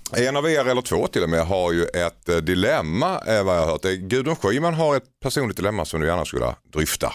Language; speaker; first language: Swedish; native; Swedish